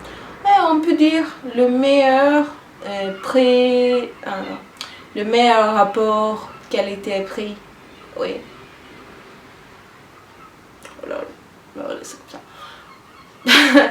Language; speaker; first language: French; non-native, learner; Turkish